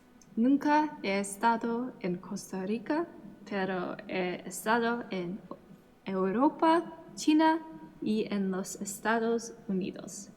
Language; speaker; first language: Spanish; non-native, learner; English